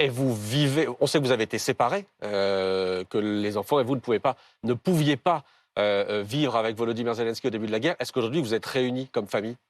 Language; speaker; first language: French; native; French